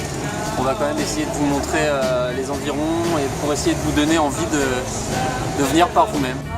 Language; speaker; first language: French; native; French